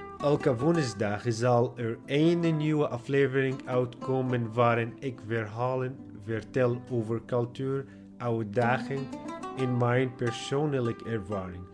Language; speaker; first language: Dutch; non-native, learner; Arabic